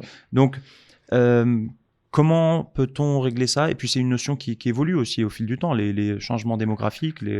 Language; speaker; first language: French; native; French